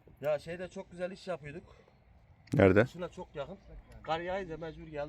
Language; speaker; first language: Turkish; native; Turkish